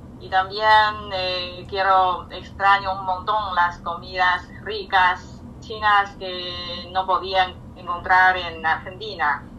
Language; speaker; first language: Spanish; non-native, fluent; Chinese